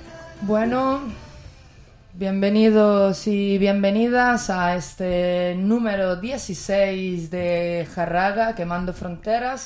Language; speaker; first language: Spanish; native; Spanish